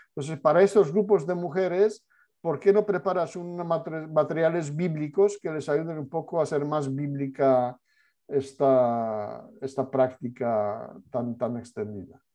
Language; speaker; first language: Spanish; non-native, fluent; Polish